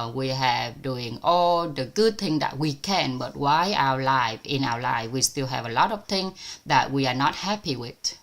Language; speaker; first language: English; non-native, fluent; Vietnamese